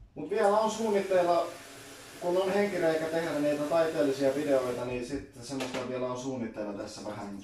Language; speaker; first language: Finnish; native; Finnish